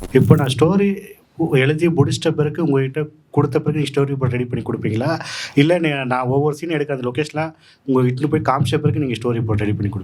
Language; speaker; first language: Tamil; native; Tamil